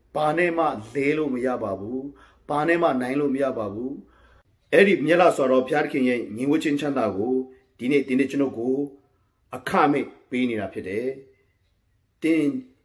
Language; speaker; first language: Burmese; non-native, local second language; Kachin